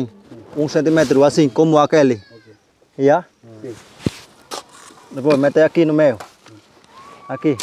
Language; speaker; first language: Portuguese; non-native, learner; Vietnamese